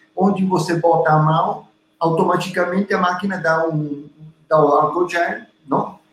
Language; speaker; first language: Portuguese; non-native, learner; Italian